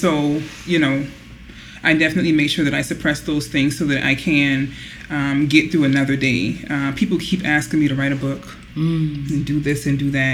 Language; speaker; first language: English; native; English